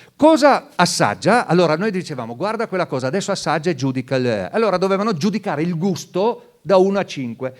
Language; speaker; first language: Italian; non-native, local second language; Friulian